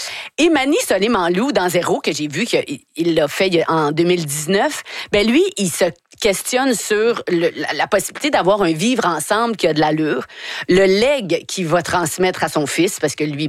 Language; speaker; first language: French; native; French